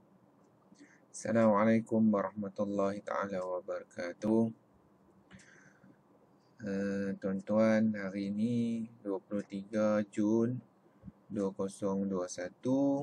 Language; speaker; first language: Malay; native; Malay